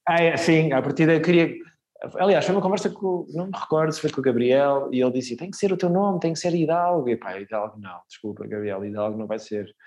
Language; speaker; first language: Portuguese; early bilingual, heritage; Portuguese